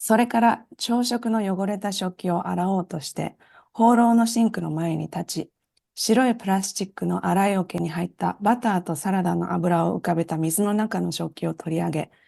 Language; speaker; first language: Japanese; early bilingual, heritage; Japanese